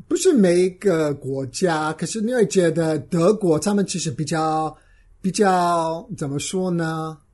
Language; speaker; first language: Chinese; non-native, fluent; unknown